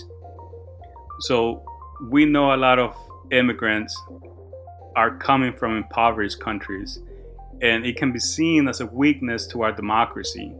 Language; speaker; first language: English; early bilingual, other home language; Spanish